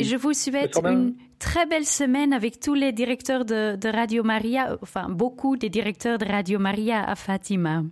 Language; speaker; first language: French; non-native, local second language; Dutch